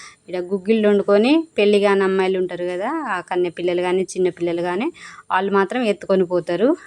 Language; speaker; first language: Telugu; non-native, local second language; Lambadi